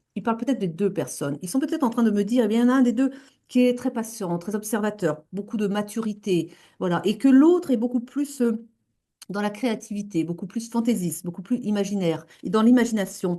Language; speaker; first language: French; native; French